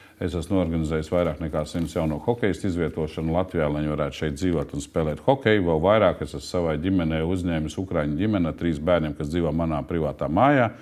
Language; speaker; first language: Latvian; native; Latvian